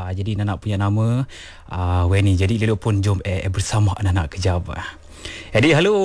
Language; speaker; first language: Malay; non-native, local second language; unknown